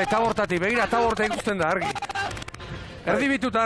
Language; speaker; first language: Basque; native; Basque